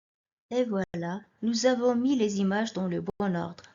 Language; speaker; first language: French; non-native, local second language; Arabic